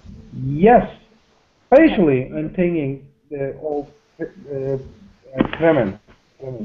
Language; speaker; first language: English; non-native, learner; Turkish